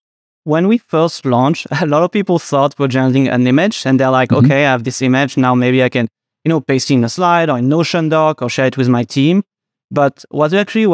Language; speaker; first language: English; non-native, fluent; French